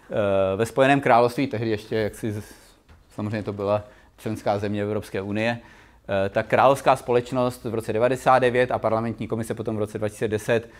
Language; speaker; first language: Czech; native; Czech